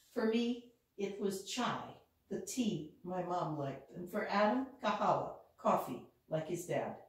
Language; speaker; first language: English; native; English